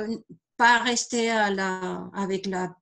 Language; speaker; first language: French; non-native, learner; Spanish